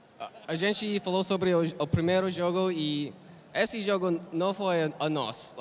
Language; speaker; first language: Portuguese; non-native, learner; English